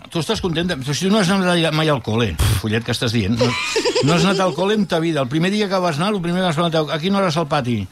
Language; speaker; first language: Catalan; non-native, local second language; Spanish